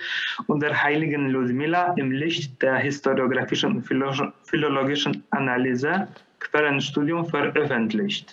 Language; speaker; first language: German; non-native, fluent; Polish